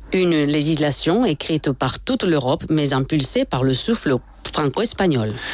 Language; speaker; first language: French; non-native, fluent; Spanish